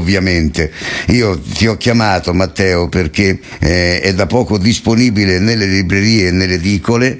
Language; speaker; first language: Italian; native; Italian